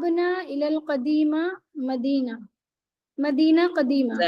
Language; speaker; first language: Arabic; non-native, learner; Urdu